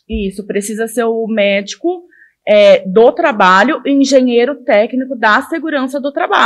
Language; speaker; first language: Portuguese; native; Portuguese